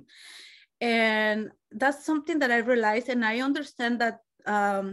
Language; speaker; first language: English; non-native, fluent; Spanish